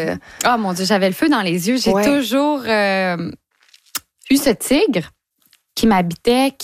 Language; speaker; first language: French; native; French